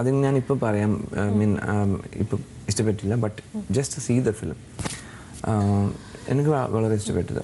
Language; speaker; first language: Malayalam; non-native, learner; Telugu